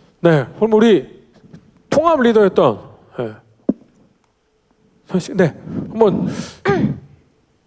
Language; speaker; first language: Korean; native; Korean